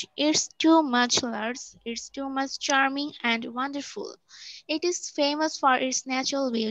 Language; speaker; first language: English; non-native, learner; Bangla